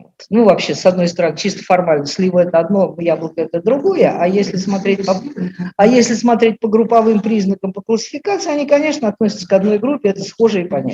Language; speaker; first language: Russian; native; Russian